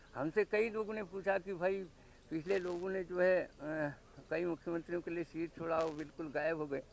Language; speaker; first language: Hindi; native; Hindi